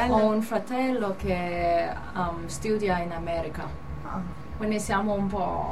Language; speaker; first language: Italian; non-native, learner; Cantonese